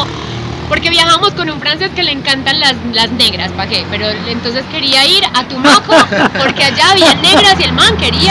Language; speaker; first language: Spanish; native; Spanish